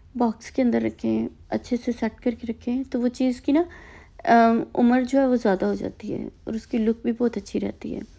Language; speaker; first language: Urdu; native; Urdu